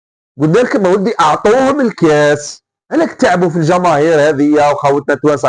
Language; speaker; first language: Arabic; native; Arabic